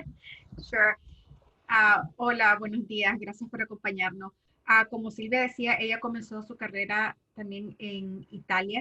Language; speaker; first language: Spanish; early bilingual, heritage; Spanish